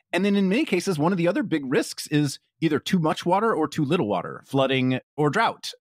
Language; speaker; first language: English; native; English